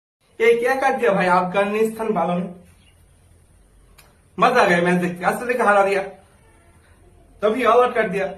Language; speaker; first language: Hindi; non-native, learner; Bangla